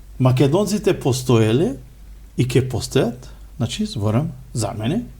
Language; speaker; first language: Macedonian; non-native, local second language; Romany